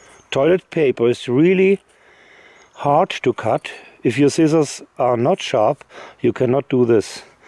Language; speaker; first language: English; non-native, fluent; German